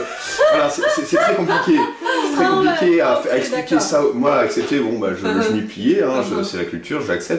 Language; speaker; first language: French; native; French